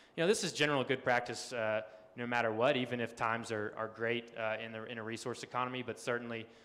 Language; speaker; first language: English; native; English